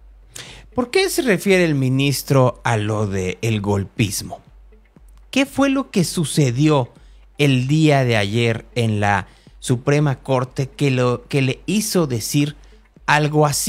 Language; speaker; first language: Spanish; native; Spanish